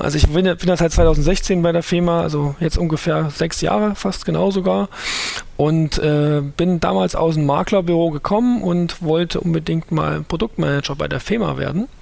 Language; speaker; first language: German; native; German